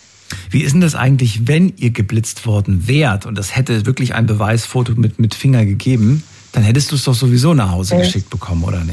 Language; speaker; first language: German; native; German